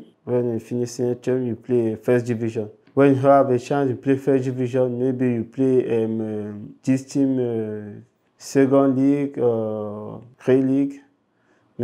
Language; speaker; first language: English; non-native, local second language; French